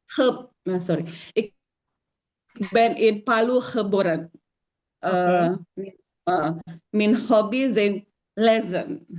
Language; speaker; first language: Dutch; non-native, learner; Indonesian